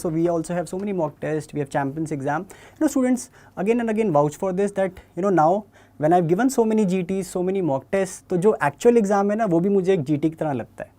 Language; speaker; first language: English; non-native, local second language; Hindi